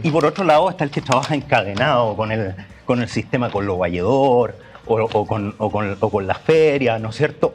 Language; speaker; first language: Spanish; native; Spanish